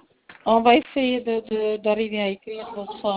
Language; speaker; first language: French; non-native, fluent; Italian